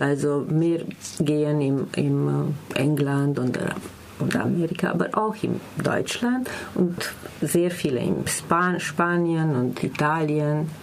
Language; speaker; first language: German; non-native, learner; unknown